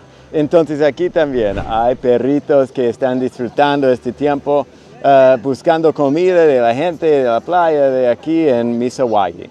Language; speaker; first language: Spanish; non-native, fluent; English